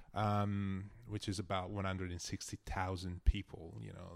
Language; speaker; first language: English; non-native, fluent; Italian